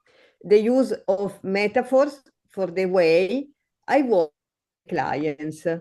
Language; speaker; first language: English; non-native, learner; Italian